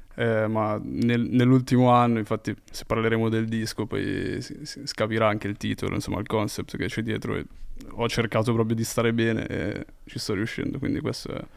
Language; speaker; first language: Italian; native; Italian